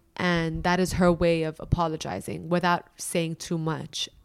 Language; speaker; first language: English; early bilingual, other home language; Arabic